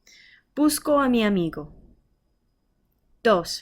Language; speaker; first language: Spanish; non-native, fluent; English